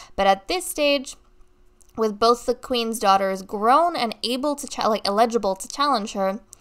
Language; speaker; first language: English; native; English